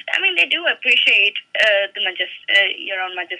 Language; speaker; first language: English; non-native, local second language; Malayalam